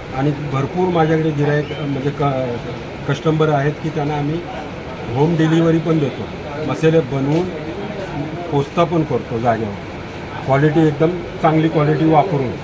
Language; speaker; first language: Marathi; native; Marathi